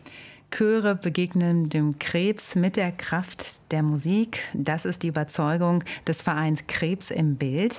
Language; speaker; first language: German; native; German